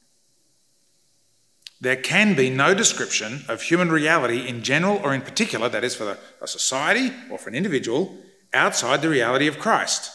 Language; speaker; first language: English; native; English